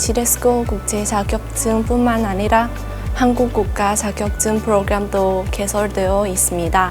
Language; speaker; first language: Korean; non-native, fluent; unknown